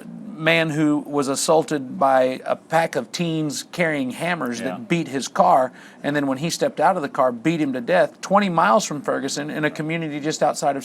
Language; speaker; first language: English; native; English